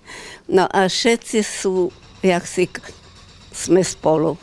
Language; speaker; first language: Slovak; early bilingual, heritage; Slovak